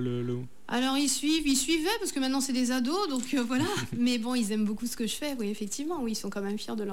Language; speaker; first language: French; native; French